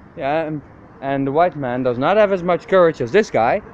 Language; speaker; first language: English; non-native, fluent; Dutch